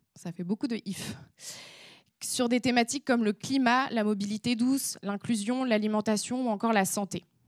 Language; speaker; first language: French; native; French